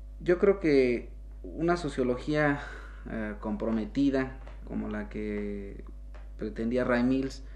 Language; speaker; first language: Spanish; native; Spanish